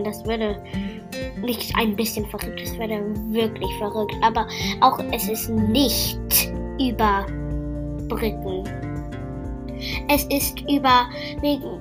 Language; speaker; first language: German; non-native, learner; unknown